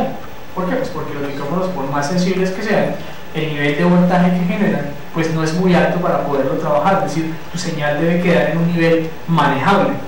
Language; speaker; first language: Spanish; native; Spanish